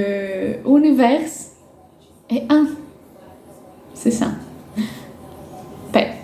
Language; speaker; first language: French; non-native, fluent; Greek